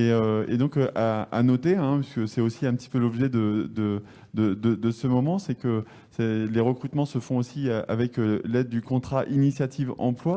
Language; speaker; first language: French; native; French